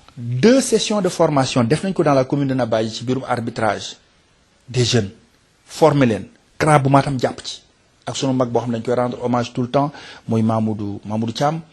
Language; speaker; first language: Wolof; non-native, local second language; Fula